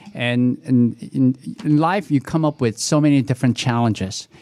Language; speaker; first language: English; early bilingual, other home language; Korean